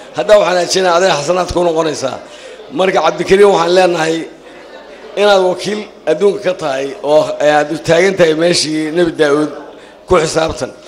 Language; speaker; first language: Somali; non-native, local second language; Maay